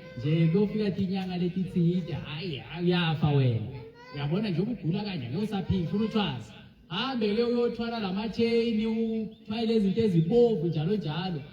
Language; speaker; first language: Zulu; non-native, local second language; Swati